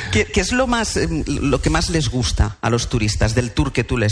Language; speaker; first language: Spanish; native; Spanish